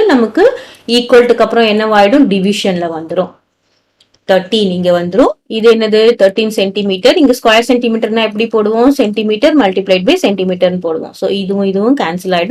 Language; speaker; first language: Tamil; native; Tamil